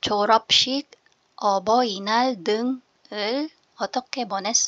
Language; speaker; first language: Korean; non-native, fluent; Filipino